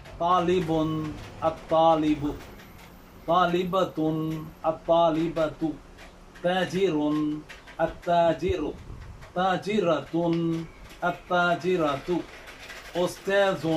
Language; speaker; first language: Arabic; non-native, fluent; Burmese